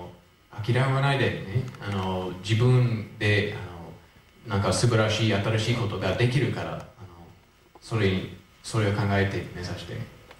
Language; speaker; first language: Japanese; non-native, fluent; English